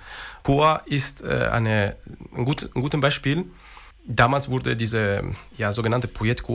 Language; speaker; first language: German; non-native, fluent; Italian